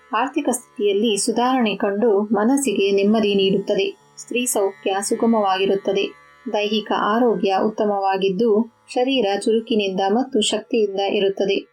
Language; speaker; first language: Kannada; native; Kannada